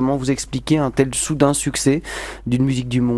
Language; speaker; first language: French; native; French